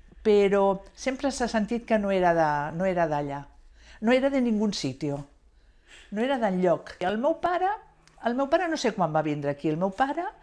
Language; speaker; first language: Catalan; non-native, local second language; Spanish